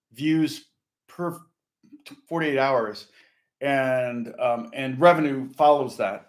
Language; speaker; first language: English; native; English